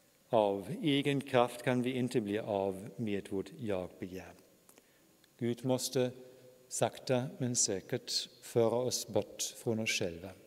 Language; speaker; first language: Swedish; non-native, fluent; German